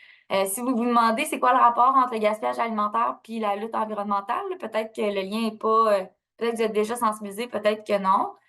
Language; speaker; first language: French; native; French